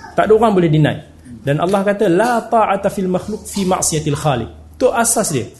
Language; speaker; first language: Malay; native; Malay